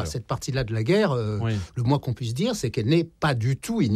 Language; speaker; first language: French; native; French